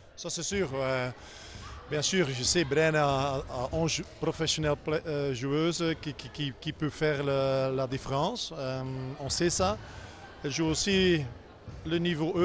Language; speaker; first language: French; non-native, learner; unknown